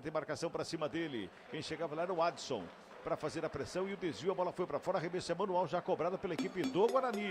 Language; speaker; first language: Portuguese; native; Portuguese